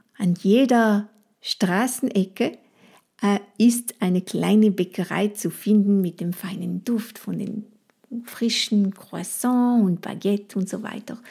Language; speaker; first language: German; non-native, fluent; French